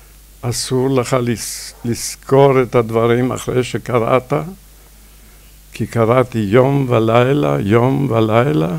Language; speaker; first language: Hebrew; non-native, fluent; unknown